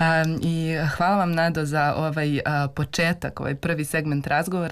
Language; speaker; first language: Serbian; native; Serbian